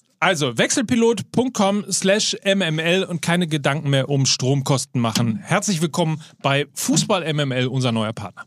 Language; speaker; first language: German; native; German